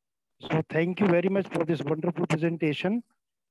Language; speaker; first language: English; non-native, local second language; Hindi